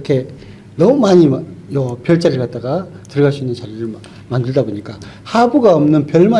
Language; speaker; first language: Korean; native; Korean